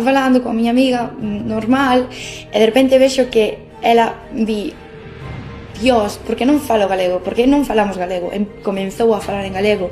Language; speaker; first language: Galician; non-native, local second language; Spanish